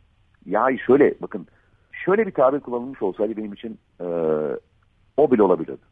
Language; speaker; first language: Turkish; native; Turkish